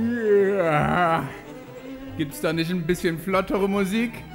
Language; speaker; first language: German; native; German